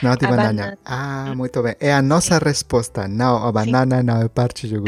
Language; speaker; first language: Portuguese; non-native, learner; Spanish